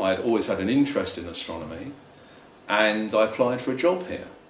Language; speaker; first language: English; native; English